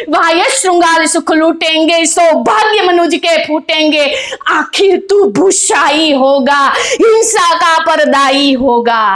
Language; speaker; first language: Hindi; non-native, local second language; Gujarati